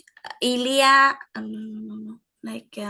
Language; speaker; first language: French; non-native, learner; Vietnamese